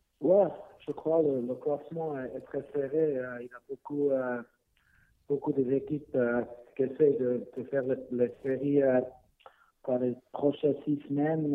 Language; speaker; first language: French; non-native, learner; Swiss German